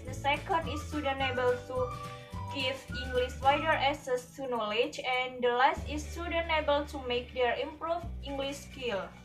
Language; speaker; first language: English; non-native, learner; Indonesian